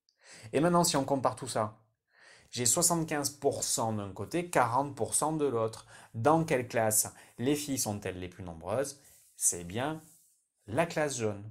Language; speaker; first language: French; native; French